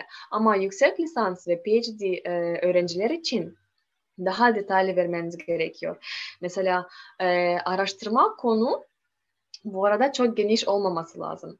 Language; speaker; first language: Turkish; non-native, learner; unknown